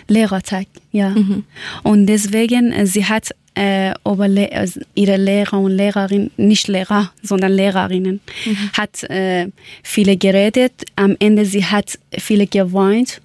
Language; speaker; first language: German; non-native, learner; Persian